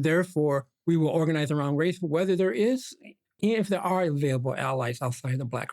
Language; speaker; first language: English; native; English